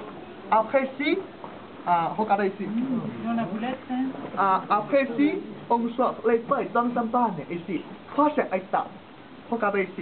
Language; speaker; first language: French; non-native, learner; Chinese